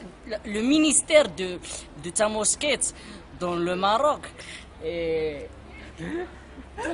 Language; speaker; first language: French; non-native, learner; Arabic